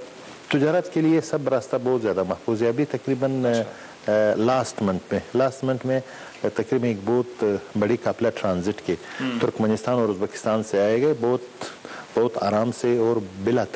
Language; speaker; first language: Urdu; non-native, learner; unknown